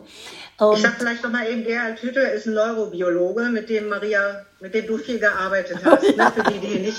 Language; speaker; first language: German; native; German